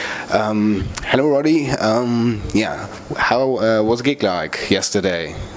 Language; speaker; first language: English; non-native, fluent; German